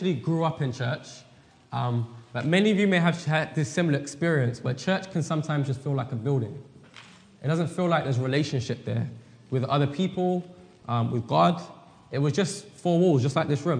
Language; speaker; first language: English; native; English